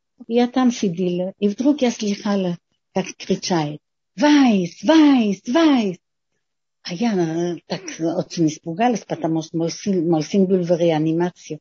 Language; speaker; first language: Russian; non-native, fluent; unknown